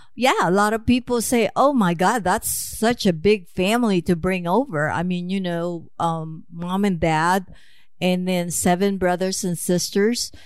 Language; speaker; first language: English; non-native, local second language; Filipino